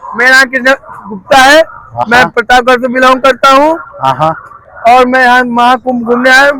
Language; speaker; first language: Hindi; native; Hindi